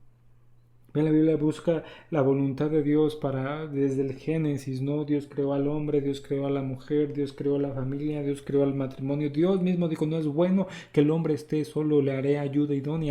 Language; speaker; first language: Spanish; native; Spanish